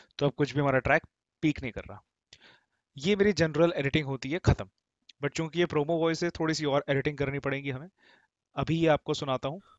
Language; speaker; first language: Hindi; native; Hindi